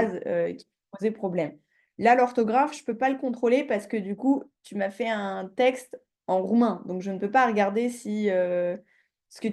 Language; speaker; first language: French; native; French